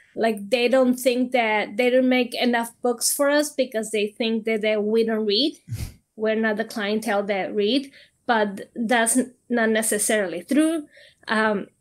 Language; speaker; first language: English; non-native, fluent; Spanish